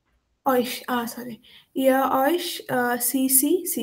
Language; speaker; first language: German; non-native, learner; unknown